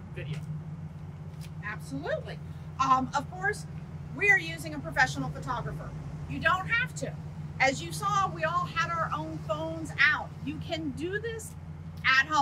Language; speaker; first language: English; native; English